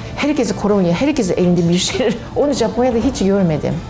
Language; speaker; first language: Turkish; non-native, learner; Japanese